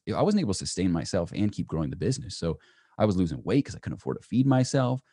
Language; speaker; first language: English; native; English